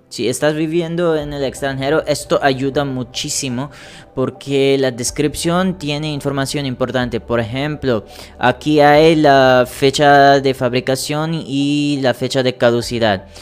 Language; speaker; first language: Spanish; non-native, learner; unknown